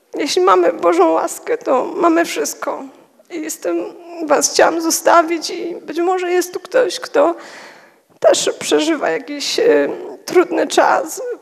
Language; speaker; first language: Polish; native; Polish